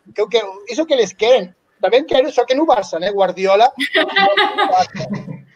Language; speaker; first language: Portuguese; non-native, learner; Spanish